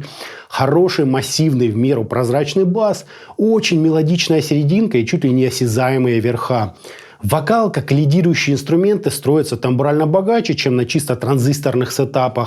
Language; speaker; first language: Russian; native; Russian